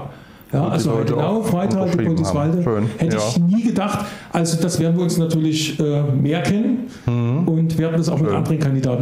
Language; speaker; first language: German; native; German